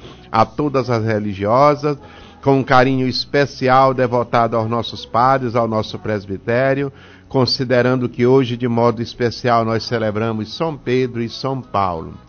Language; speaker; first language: Portuguese; native; Portuguese